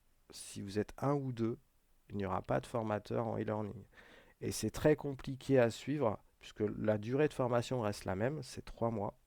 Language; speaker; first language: French; native; French